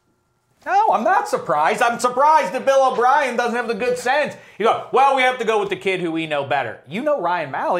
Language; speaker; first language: English; native; English